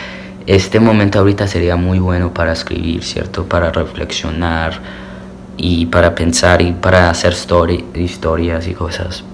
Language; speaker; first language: Spanish; early bilingual, heritage; Spanish